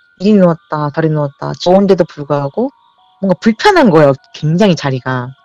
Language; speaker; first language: Korean; native; Korean